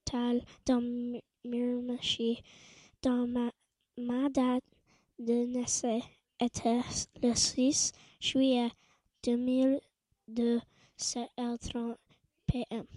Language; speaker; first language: French; non-native, learner; English